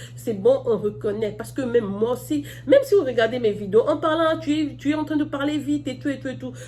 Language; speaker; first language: French; non-native, local second language; Lingala